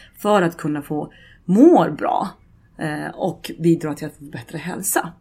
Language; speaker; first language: Swedish; early bilingual, other home language; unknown